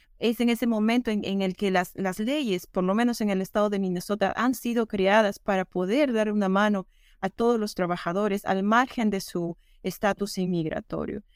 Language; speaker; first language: Spanish; native; Spanish